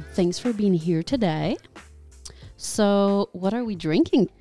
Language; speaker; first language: English; non-native, fluent; French